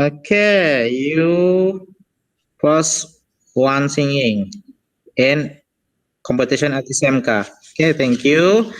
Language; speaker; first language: English; non-native, learner; Indonesian